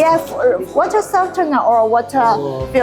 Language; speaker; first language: English; non-native, learner; Chinese